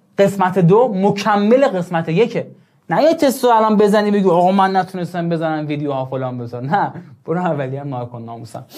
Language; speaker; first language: Persian; non-native, local second language; Azerbaijani